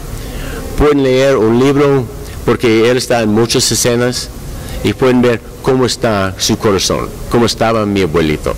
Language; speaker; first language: Spanish; non-native, learner; English